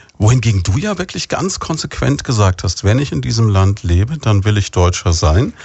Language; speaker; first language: German; native; German